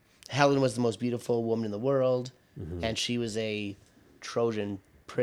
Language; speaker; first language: English; native; English